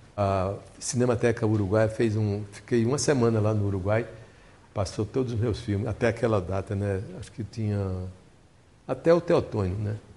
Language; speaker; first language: Portuguese; native; Portuguese